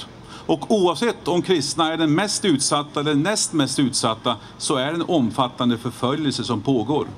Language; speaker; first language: Swedish; native; Swedish